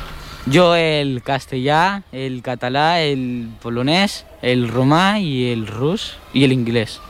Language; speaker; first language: Catalan; early bilingual, other home language; Polish